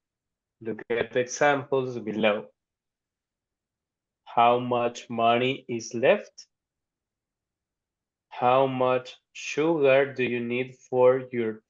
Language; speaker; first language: English; non-native, learner; Spanish